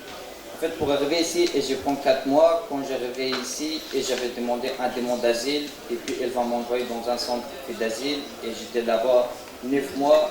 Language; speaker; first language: French; non-native, learner; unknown